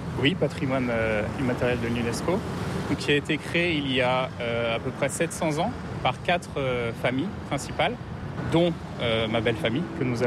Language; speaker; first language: French; native; French